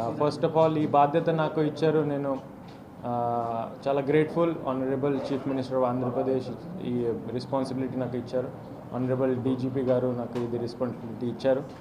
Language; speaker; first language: Telugu; non-native, local second language; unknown